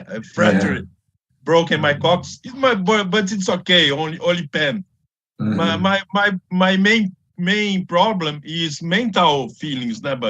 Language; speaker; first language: English; non-native, learner; Portuguese